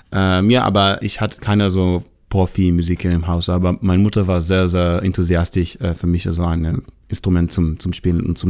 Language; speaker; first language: German; non-native, learner; Hebrew